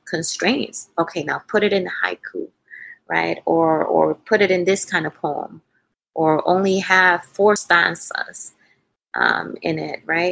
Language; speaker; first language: English; non-native, fluent; Spanish